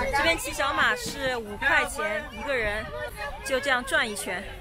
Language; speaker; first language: Chinese; native; Chinese